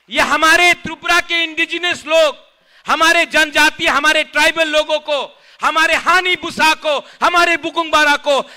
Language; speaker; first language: Hindi; non-native, local second language; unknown